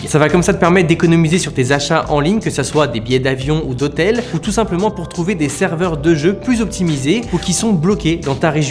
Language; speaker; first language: French; native; French